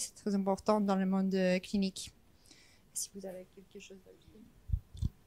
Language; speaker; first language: French; non-native, fluent; English